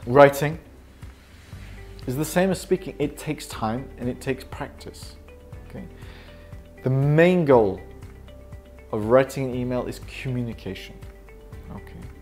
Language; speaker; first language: English; native; English